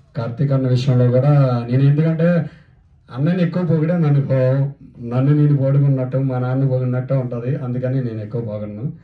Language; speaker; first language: Telugu; native; Telugu